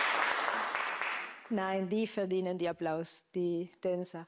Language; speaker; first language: German; non-native, fluent; Spanish